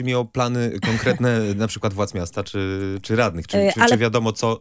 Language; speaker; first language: Polish; native; Polish